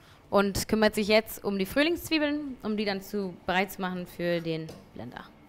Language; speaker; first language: German; native; German